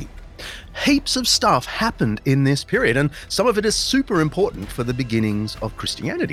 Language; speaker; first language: English; native; English